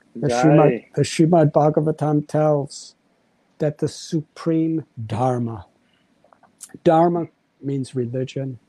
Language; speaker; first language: English; native; English